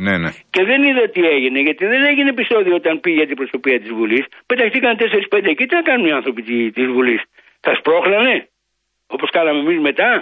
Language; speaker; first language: Greek; native; Greek